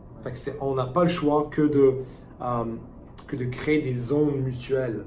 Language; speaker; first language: French; native; French